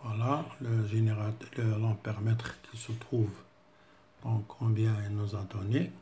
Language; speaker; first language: French; non-native, local second language; Arabic